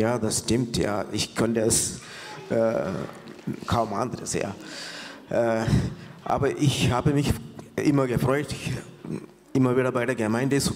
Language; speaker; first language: German; non-native, fluent; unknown